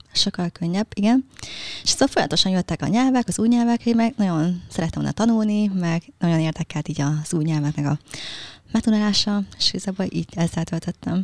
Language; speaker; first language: Hungarian; early bilingual, other home language; Vietnamese